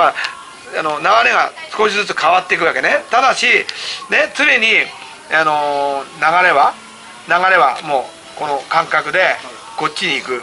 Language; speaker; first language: Japanese; native; Japanese